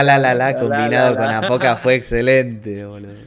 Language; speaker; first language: Spanish; native; Spanish